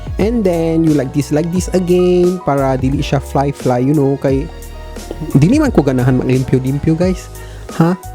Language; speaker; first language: Cebuano; non-native, learner; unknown